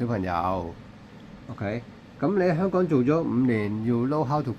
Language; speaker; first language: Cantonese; native; Cantonese